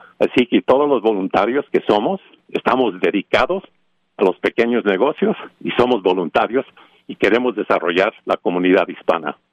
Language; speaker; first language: Spanish; early bilingual, heritage; Spanish